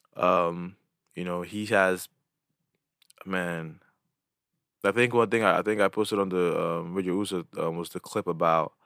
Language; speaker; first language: English; non-native, local second language; Igbo